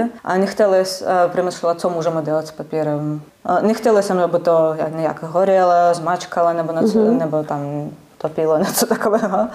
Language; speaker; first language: Czech; non-native, learner; Russian